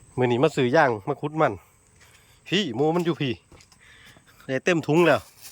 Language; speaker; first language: Thai; native; Thai